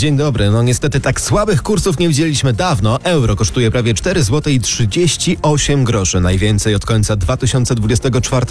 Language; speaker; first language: Polish; native; Polish